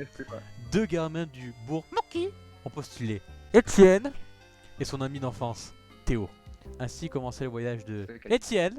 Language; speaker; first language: French; native; French